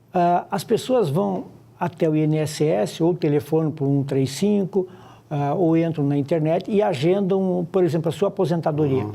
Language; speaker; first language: Portuguese; native; Portuguese